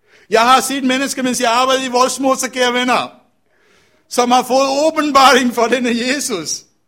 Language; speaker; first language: Danish; non-native, fluent; Sinhala